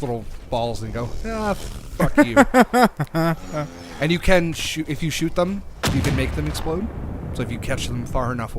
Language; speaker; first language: English; native; English